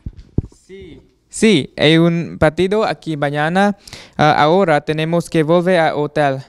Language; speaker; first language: Spanish; non-native, learner; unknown